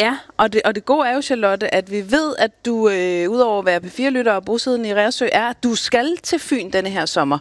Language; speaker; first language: Danish; native; Danish